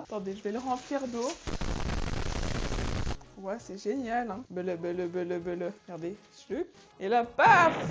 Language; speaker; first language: French; native; French